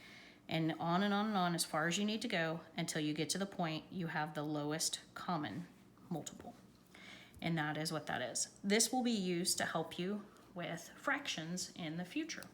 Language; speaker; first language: English; native; English